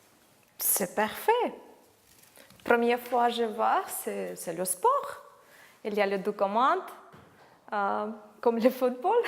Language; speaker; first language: French; non-native, learner; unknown